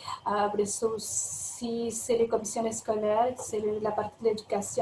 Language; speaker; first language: French; non-native, fluent; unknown